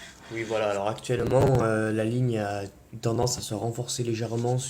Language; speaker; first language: French; native; French